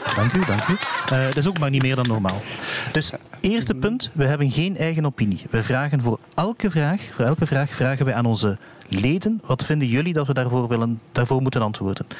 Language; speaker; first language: Dutch; native; Dutch